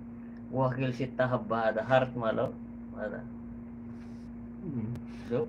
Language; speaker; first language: Arabic; non-native, learner; Filipino